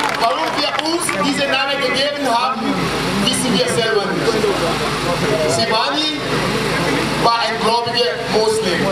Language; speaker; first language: German; non-native, fluent; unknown